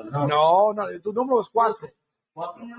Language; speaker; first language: Spanish; non-native, learner; English